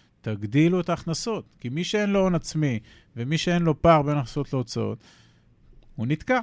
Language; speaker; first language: Hebrew; native; Hebrew